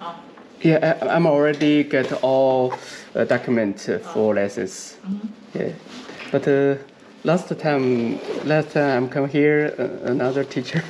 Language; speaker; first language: English; non-native, learner; Chinese